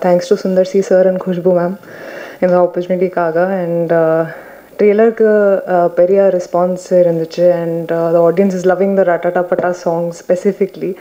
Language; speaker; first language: Tamil; non-native, learner; Hindi